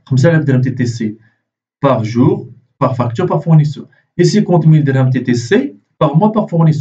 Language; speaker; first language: French; non-native, local second language; Arabic